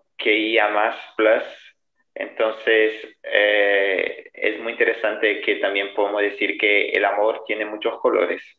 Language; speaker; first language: Spanish; non-native, fluent; Portuguese